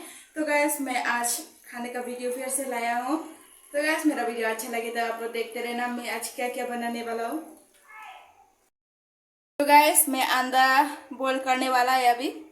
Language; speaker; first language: Hindi; non-native, local second language; Bodo